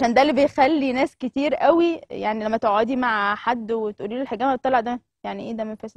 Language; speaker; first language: Arabic; native; Arabic